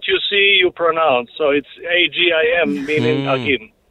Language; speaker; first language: English; non-native, learner; Albanian